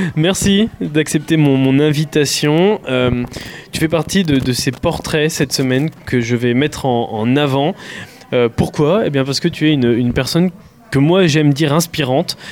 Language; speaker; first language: French; native; French